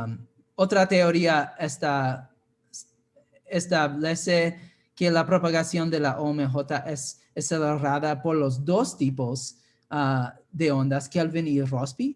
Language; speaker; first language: Spanish; non-native, fluent; English